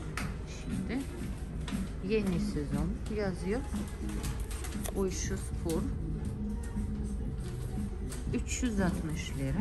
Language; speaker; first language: Turkish; non-native, learner; Russian